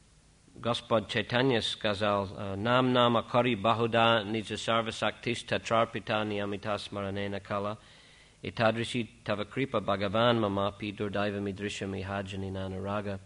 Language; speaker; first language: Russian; non-native, fluent; English